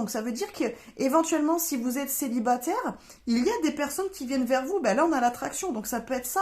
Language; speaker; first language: French; native; French